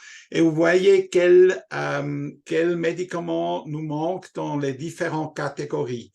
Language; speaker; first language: French; non-native, local second language; German